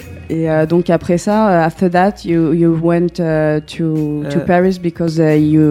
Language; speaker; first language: English; non-native, learner; French